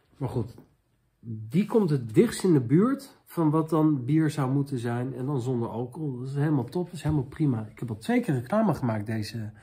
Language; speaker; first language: Dutch; native; Dutch